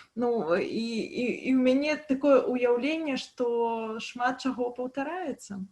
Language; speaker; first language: Belarusian; native; Belarusian